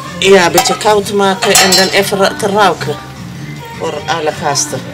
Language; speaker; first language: Dutch; non-native, learner; Amharic